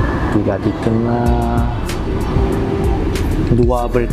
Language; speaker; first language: Indonesian; non-native, learner; Korean